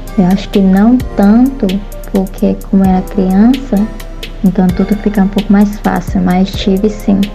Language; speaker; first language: Portuguese; early bilingual, other home language; Chinese